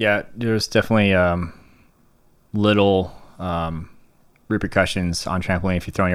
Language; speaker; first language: English; native; English